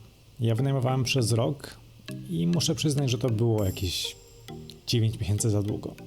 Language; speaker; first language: Polish; native; Polish